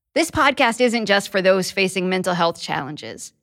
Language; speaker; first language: English; native; English